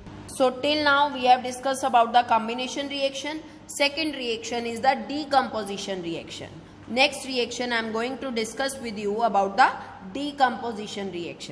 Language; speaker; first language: English; non-native, local second language; Hindi